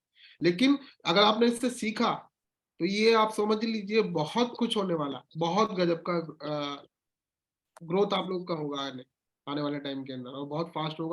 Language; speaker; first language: Hindi; native; Hindi